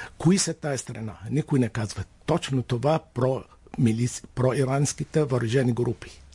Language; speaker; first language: Bulgarian; non-native, fluent; Arabic